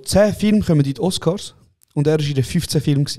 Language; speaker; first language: German; native; German